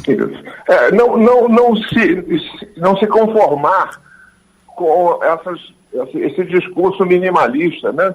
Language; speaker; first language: Portuguese; native; Portuguese